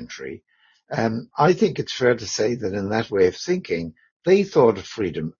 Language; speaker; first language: English; native; English